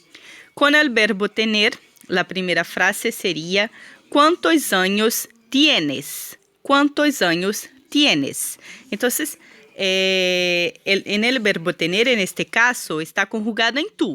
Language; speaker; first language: Spanish; non-native, fluent; Portuguese